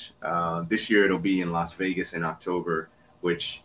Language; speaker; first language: English; early bilingual, other home language; Spanish